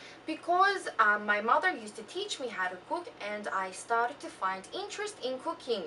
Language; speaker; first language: English; early bilingual, other home language; Korean